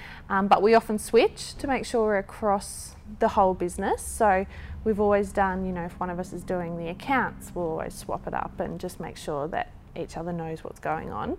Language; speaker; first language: English; native; English